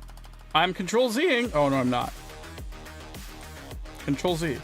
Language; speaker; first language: English; native; English